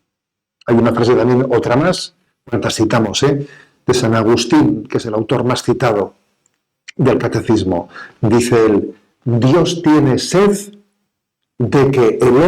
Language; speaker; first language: Spanish; native; Spanish